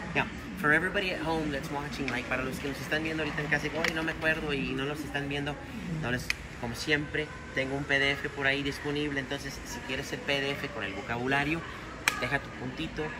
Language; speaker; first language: Spanish; native; Spanish